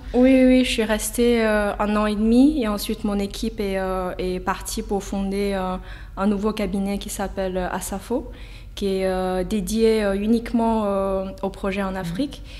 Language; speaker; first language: French; non-native, fluent; Chinese